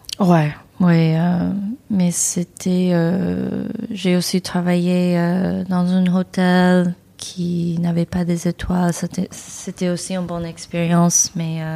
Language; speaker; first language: French; non-native, learner; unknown